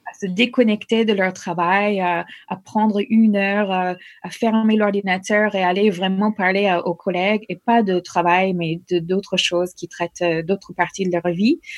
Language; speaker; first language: French; non-native, fluent; English